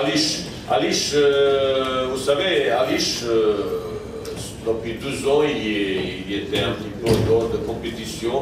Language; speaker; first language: French; non-native, fluent; Bosnian